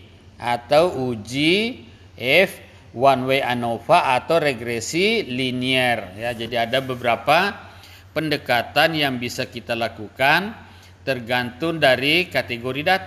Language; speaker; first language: Indonesian; native; Indonesian